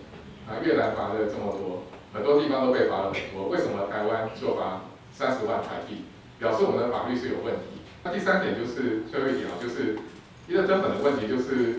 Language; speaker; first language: Chinese; native; Chinese